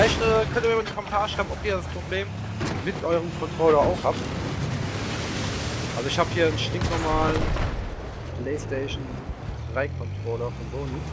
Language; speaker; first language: German; native; German